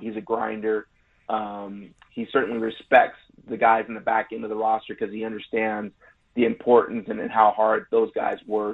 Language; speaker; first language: English; native; English